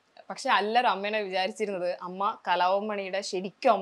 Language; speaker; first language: Malayalam; native; Malayalam